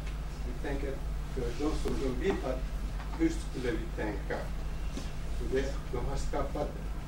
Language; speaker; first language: Swedish; non-native, fluent; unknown